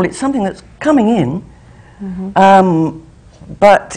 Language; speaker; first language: English; native; English